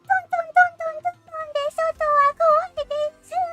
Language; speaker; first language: Japanese; non-native, learner; English